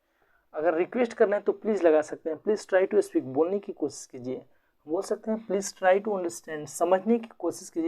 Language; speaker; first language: Hindi; native; Hindi